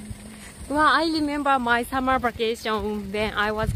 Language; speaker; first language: English; non-native, learner; Japanese